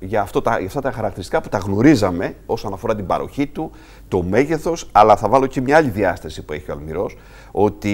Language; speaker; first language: Greek; native; Greek